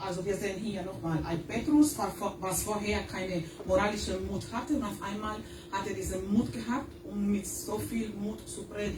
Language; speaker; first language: German; non-native, fluent; Spanish